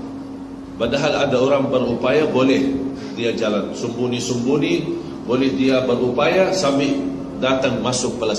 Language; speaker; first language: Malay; non-native, fluent; Arabic